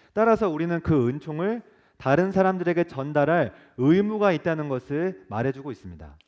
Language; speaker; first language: Korean; native; Korean